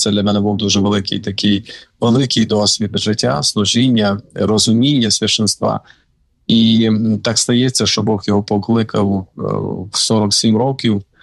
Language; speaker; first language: Ukrainian; native; Ukrainian